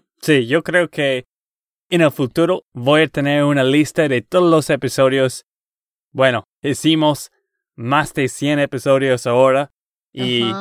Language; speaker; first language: Spanish; non-native, fluent; English